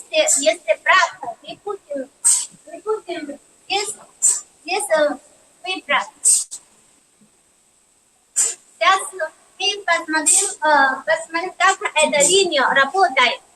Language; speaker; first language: Russian; non-native, learner; Chinese